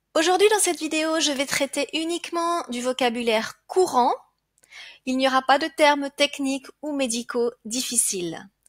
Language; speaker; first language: French; native; French